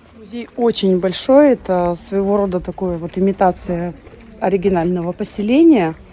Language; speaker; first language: Russian; native; Russian